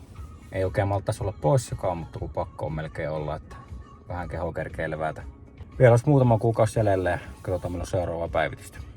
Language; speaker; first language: Finnish; native; Finnish